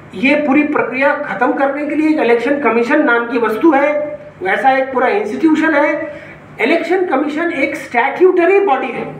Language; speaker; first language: Hindi; non-native, local second language; Marathi